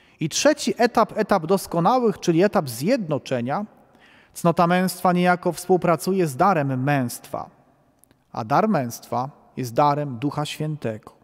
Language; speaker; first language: Polish; native; Polish